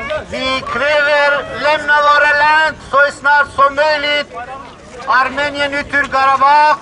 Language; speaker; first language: Swedish; non-native, learner; Azerbaijani